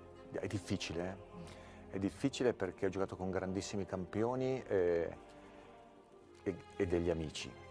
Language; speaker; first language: Italian; native; Italian